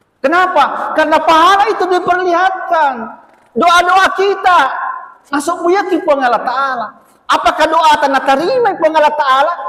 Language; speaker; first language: Malay; non-native, local second language; Buginese